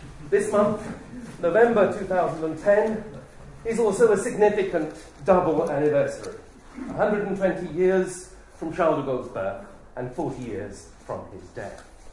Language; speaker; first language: English; native; English